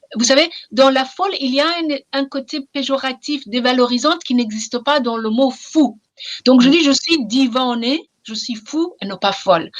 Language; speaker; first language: French; non-native, fluent; Persian